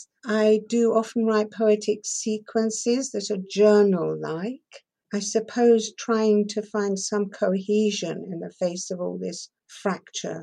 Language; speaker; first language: English; early bilingual, other home language; Persian